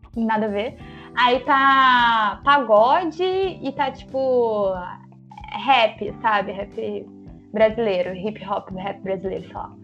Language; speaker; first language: Portuguese; native; Portuguese